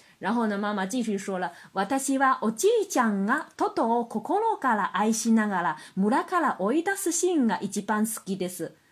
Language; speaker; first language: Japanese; non-native, fluent; Chinese